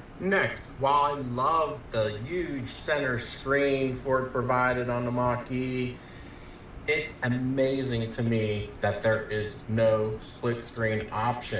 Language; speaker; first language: English; native; English